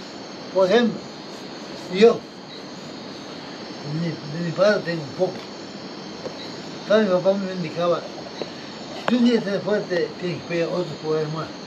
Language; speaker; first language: Spanish; non-native, local second language; Quechua